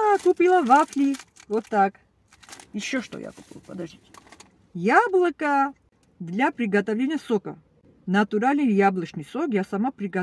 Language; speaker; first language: Russian; non-native, learner; Armenian